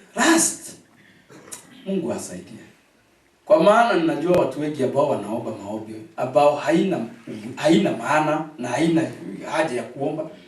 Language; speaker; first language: Swahili; non-native, local second language; Kikuyu